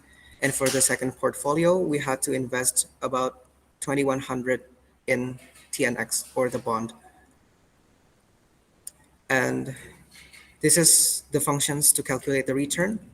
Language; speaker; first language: English; non-native, fluent; Indonesian